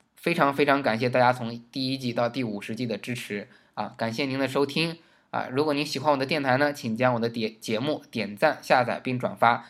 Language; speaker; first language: Chinese; native; Chinese